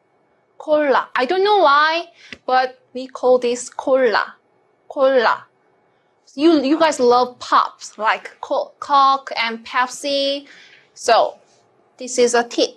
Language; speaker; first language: English; non-native, fluent; Korean